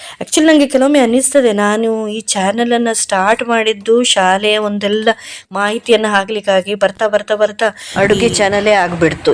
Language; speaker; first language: Kannada; non-native, local second language; Konkani